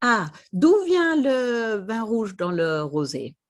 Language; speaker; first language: French; non-native, fluent; Swedish